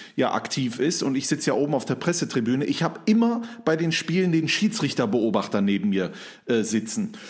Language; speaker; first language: German; native; German